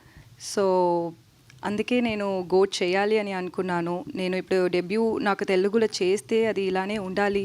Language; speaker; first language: Telugu; non-native, learner; Tamil